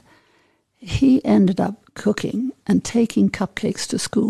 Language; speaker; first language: English; native; English